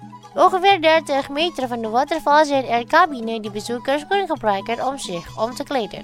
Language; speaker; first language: Dutch; non-native, fluent; Indonesian